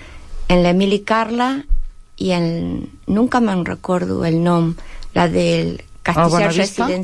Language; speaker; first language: Catalan; non-native, learner; Spanish